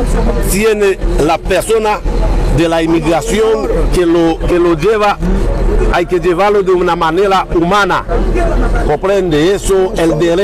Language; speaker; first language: Spanish; non-native, local second language; Haitian Creole